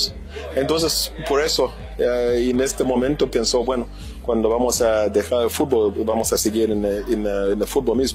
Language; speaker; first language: Spanish; non-native, fluent; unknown